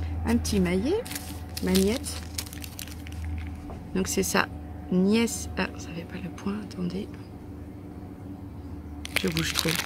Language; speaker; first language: French; native; French